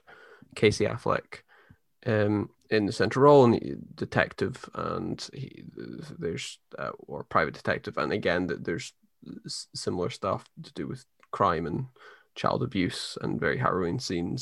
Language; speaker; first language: English; native; English